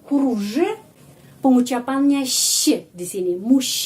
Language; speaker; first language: Indonesian; non-native, fluent; Russian